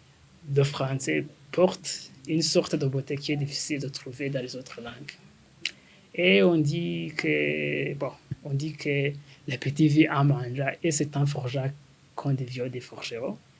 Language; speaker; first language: French; non-native, local second language; Kinyarwanda